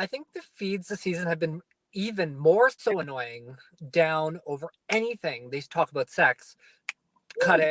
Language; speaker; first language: English; native; English